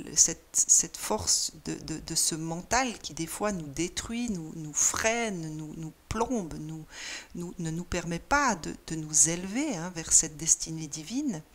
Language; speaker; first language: French; native; French